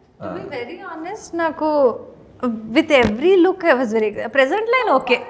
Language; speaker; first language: Telugu; non-native, learner; Kannada